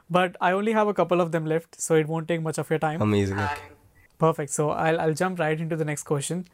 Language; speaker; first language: English; non-native, local second language; Hindi